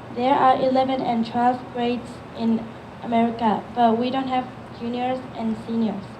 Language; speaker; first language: English; early bilingual, other home language; Burmese